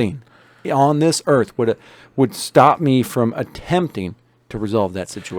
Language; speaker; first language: English; native; English